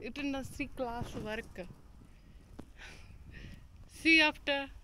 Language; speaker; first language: English; non-native, local second language; Punjabi